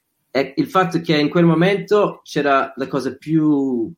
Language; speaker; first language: Italian; non-native, fluent; English